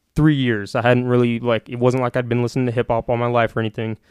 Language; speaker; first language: English; native; English